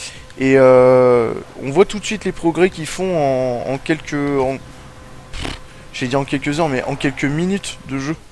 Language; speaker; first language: French; native; French